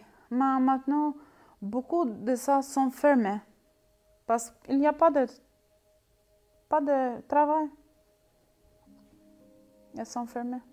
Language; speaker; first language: French; non-native, learner; Albanian